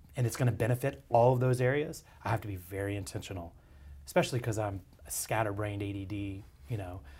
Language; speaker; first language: English; native; English